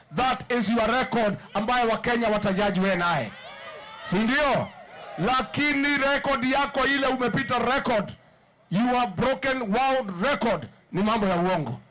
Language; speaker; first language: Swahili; non-native, local second language; Kikuyu